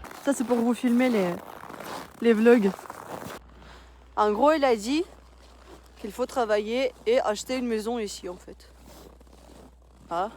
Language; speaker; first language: French; non-native, fluent; Russian